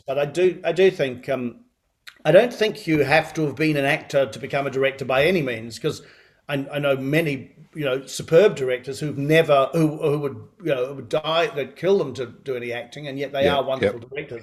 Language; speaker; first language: English; native; English